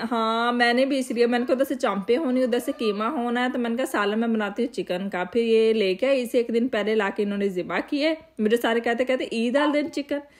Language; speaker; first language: Urdu; native; Urdu